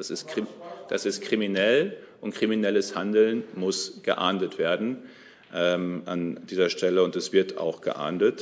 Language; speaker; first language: German; native; German